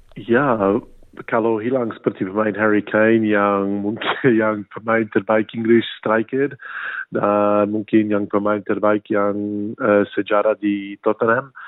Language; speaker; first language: Indonesian; non-native, fluent; English